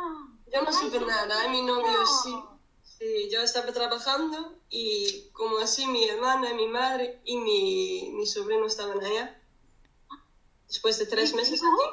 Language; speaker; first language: Spanish; non-native, learner; Dutch